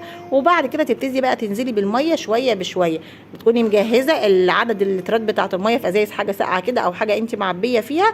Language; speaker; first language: Arabic; native; Arabic